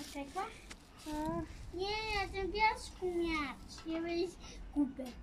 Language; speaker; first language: Polish; early bilingual, heritage; Polish